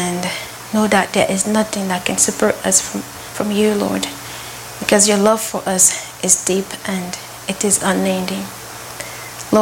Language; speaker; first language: English; non-native, fluent; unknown